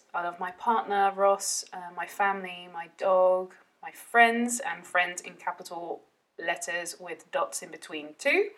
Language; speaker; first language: English; early bilingual, heritage; Dutch